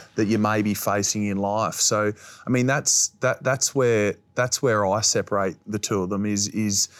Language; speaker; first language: English; native; English